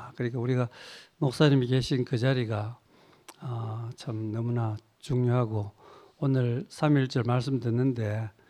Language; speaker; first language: Korean; native; Korean